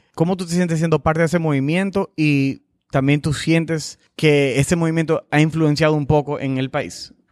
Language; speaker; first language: Spanish; native; Spanish